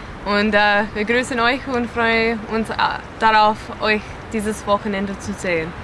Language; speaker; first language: German; non-native, learner; English